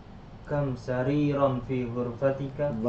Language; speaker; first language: Arabic; non-native, learner; Indonesian